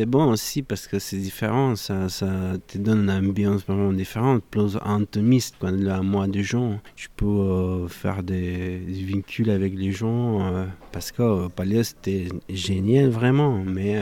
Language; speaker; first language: French; non-native, fluent; Spanish